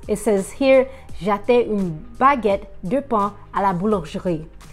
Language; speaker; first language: French; non-native, learner; English